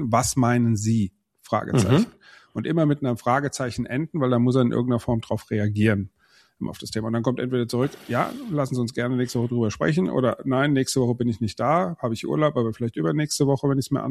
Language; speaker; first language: German; native; German